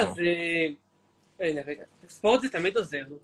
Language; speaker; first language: Hebrew; native; Hebrew